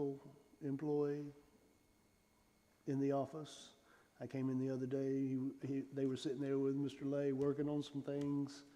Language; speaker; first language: English; native; English